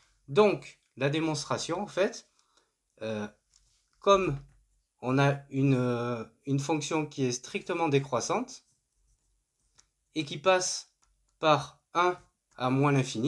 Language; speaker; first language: French; native; French